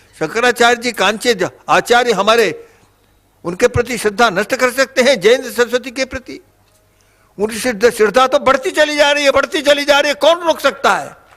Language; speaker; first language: Hindi; native; Hindi